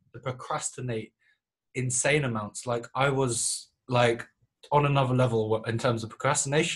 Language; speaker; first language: English; native; English